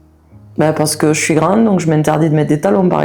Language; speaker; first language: French; native; French